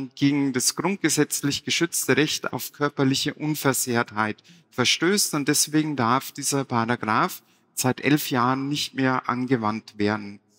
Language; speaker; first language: German; native; German